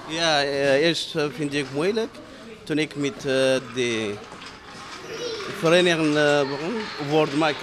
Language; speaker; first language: Dutch; non-native, learner; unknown